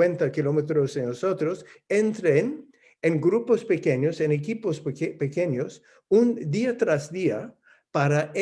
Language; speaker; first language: Spanish; non-native, fluent; English